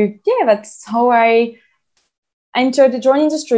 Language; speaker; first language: English; non-native, fluent; French